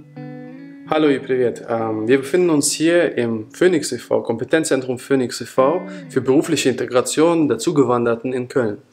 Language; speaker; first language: German; non-native, fluent; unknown